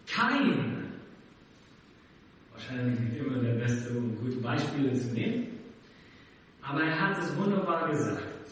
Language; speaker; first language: German; non-native, fluent; English